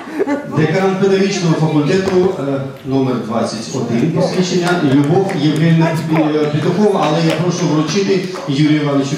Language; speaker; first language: Ukrainian; native; Ukrainian